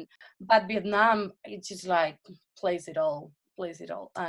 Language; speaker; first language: English; non-native, fluent; Spanish